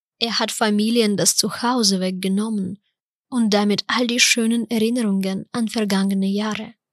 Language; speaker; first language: German; non-native, fluent; Ukrainian